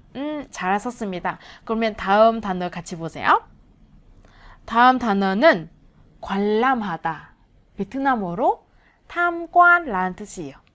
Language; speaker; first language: Korean; non-native, learner; Vietnamese